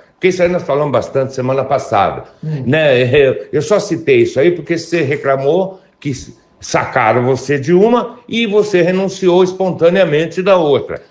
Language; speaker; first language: Portuguese; native; Portuguese